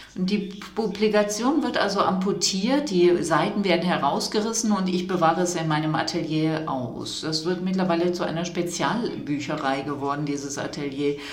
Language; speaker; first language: German; non-native, fluent; French